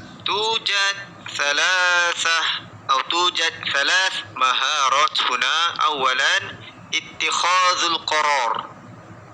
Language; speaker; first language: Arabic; non-native, fluent; Malay